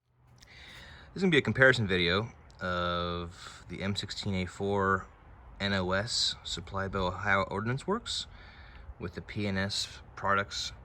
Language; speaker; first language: English; native; English